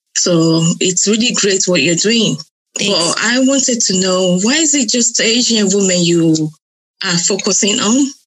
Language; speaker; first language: English; non-native, local second language; Yoruba